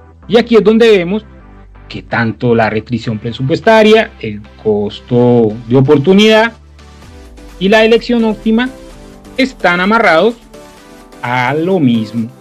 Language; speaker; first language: Spanish; native; Spanish